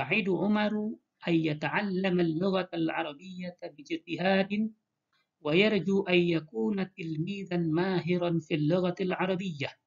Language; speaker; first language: Arabic; non-native, fluent; Indonesian